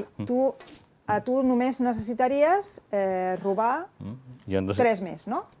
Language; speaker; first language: Catalan; native; Catalan